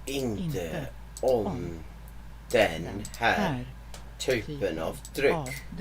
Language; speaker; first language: Swedish; non-native, learner; English